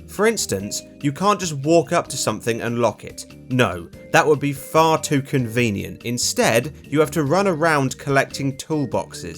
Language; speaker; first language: English; native; English